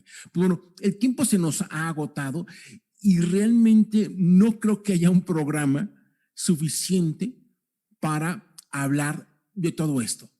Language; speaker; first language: Spanish; native; Spanish